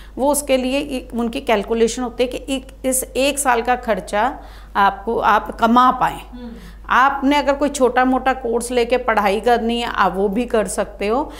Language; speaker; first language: Hindi; non-native, local second language; Punjabi